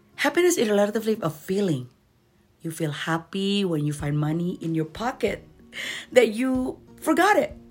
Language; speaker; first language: English; non-native, fluent; Indonesian